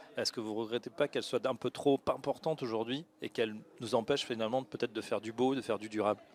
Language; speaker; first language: French; native; French